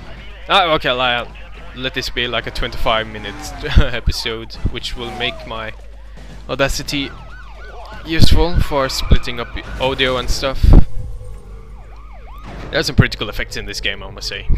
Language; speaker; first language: English; non-native, fluent; Norwegian